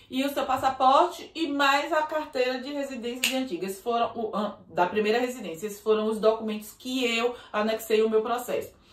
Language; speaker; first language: Portuguese; native; Portuguese